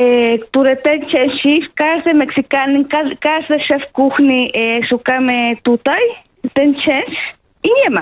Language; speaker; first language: Polish; non-native, fluent; Spanish